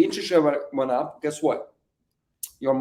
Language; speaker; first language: English; native; English